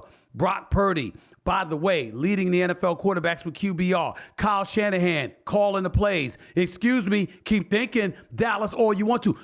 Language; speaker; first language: English; native; English